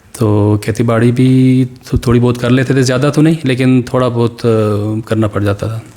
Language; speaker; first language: Urdu; non-native, local second language; Pashto